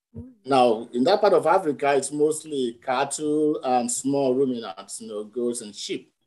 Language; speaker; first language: English; non-native, local second language; Yoruba